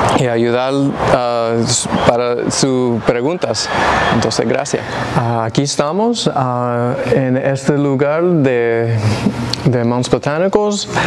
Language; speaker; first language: Spanish; early bilingual, heritage; English